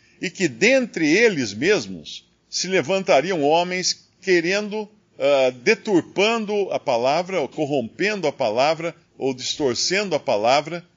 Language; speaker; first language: Portuguese; native; Portuguese